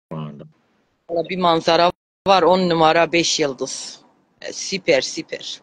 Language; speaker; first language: Turkish; native; Turkish